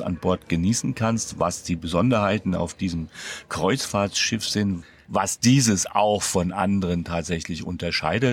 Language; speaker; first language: German; native; German